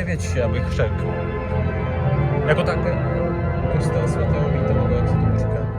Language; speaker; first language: Czech; non-native, fluent; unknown